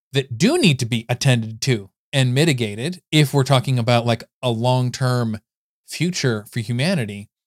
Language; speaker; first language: English; native; English